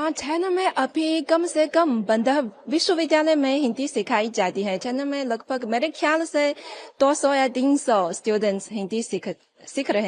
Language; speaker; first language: Hindi; non-native, fluent; Chinese